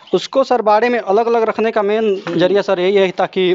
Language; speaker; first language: Hindi; native; Hindi